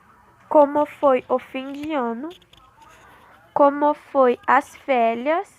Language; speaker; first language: Portuguese; non-native, learner; Haitian Creole